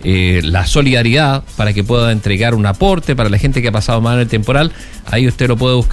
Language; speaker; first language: Spanish; native; Spanish